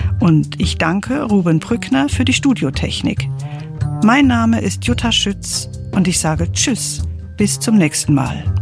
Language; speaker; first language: German; native; German